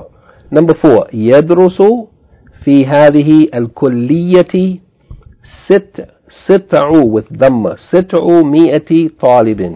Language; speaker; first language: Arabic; non-native, fluent; English